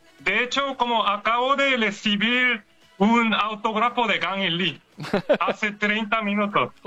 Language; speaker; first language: Spanish; non-native, learner; Korean